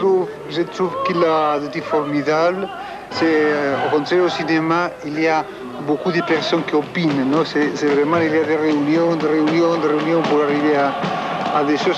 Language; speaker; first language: French; non-native, fluent; Spanish